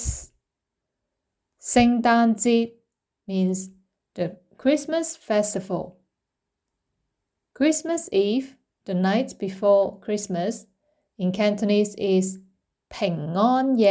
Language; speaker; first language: English; non-native, local second language; Cantonese